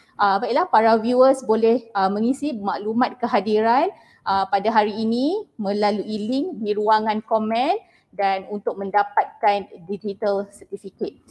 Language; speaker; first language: Malay; native; Malay